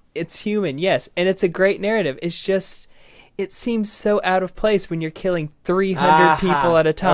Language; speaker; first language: English; native; English